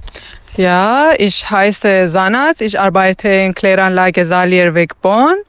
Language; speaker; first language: German; non-native, learner; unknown